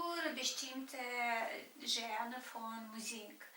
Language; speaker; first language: German; non-native, fluent; Romanian